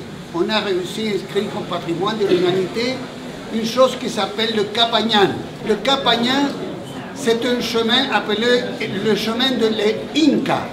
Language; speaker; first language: French; non-native, fluent; Spanish